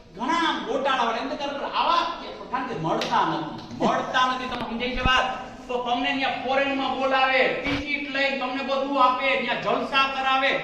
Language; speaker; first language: Gujarati; native; Gujarati